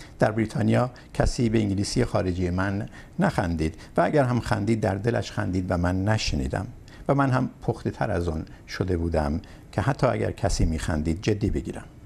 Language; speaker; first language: Persian; native; Persian